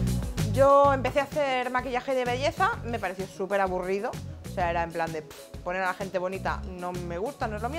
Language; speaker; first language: Spanish; native; Spanish